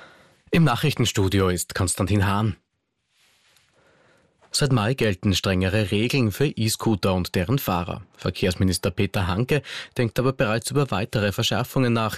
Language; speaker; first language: German; native; German